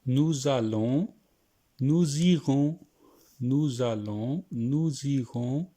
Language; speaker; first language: French; non-native, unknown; Hindi